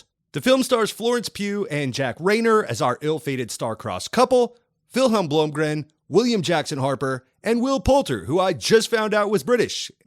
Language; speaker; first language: English; native; English